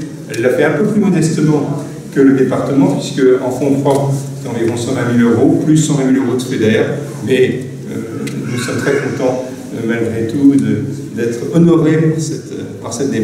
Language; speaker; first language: French; native; French